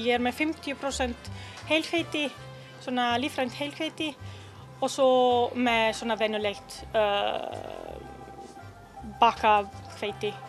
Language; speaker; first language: Icelandic; non-native, learner; Italian